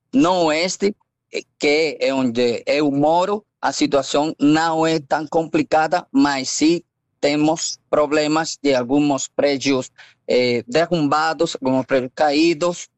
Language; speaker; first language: Portuguese; non-native, fluent; Spanish